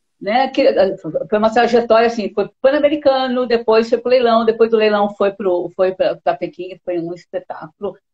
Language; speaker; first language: Portuguese; native; Portuguese